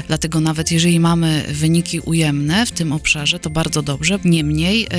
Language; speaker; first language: Polish; native; Polish